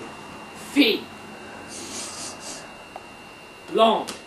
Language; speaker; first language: French; non-native, learner; English